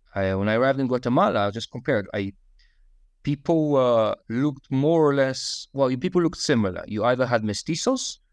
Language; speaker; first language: English; non-native, fluent; Russian